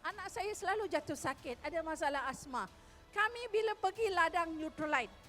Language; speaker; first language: Malay; non-native, local second language; Tamil